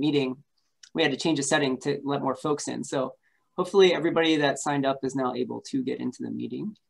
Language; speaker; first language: English; native; English